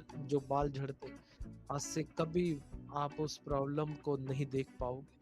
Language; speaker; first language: Hindi; non-native, local second language; Punjabi